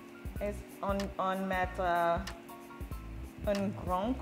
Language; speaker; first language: French; non-native, learner; English